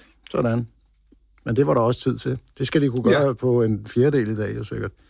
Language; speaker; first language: Danish; native; Danish